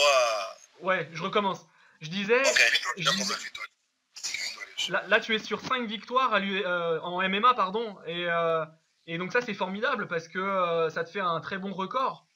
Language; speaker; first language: French; native; French